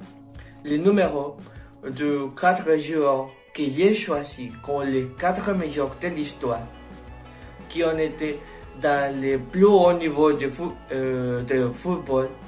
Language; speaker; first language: French; non-native, learner; Spanish